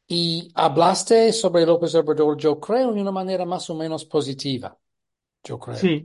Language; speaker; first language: Spanish; non-native, fluent; English